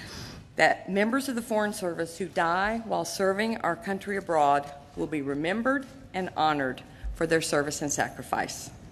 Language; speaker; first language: English; native; English